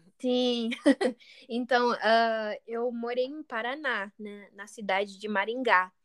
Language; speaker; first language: Portuguese; non-native, fluent; English